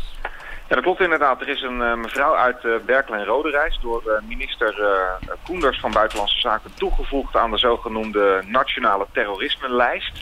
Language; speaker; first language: Dutch; native; Dutch